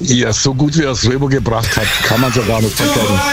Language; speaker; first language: German; native; German